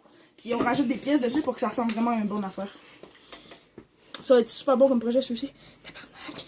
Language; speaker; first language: French; native; French